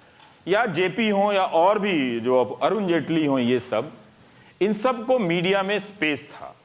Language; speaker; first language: Hindi; native; Hindi